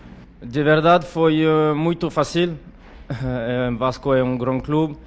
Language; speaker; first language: Portuguese; non-native, learner; French